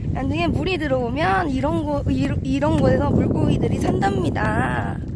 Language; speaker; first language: Korean; native; Korean